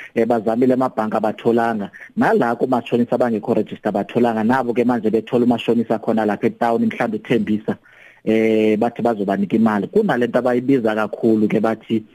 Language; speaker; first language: Zulu; non-native, local second language; Xhosa